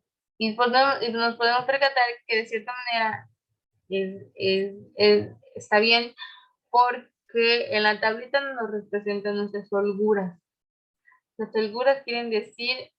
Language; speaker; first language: Spanish; native; Spanish